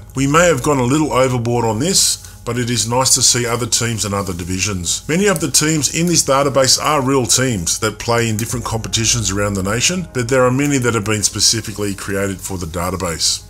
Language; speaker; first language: English; native; English